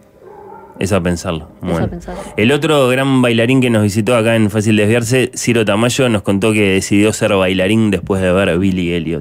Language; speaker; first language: Spanish; native; Spanish